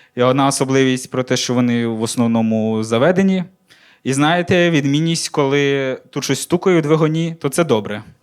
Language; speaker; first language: Ukrainian; native; Ukrainian